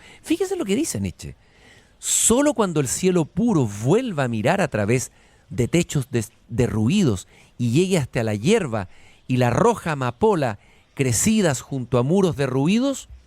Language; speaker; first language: Spanish; native; Spanish